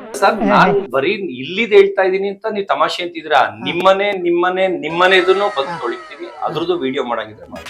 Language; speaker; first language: Kannada; native; Kannada